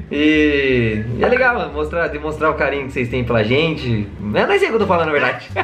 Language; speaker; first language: Portuguese; native; Portuguese